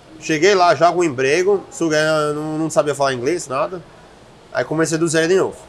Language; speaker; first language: Portuguese; non-native, fluent; Italian